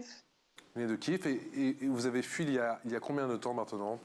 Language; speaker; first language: French; native; French